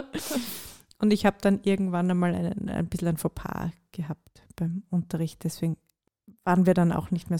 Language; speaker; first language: German; native; German